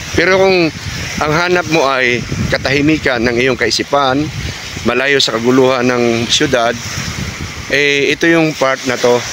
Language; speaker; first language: Filipino; non-native, local second language; Cebuano